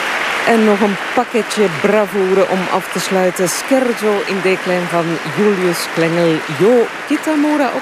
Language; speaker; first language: Dutch; native; Dutch